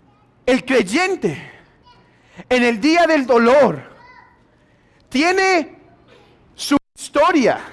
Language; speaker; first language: Spanish; native; Spanish